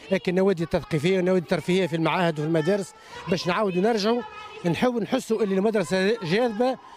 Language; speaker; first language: Arabic; native; Arabic